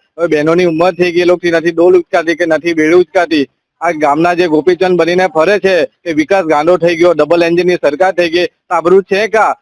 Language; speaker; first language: Gujarati; native; Gujarati